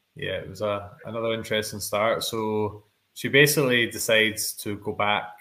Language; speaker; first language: English; native; English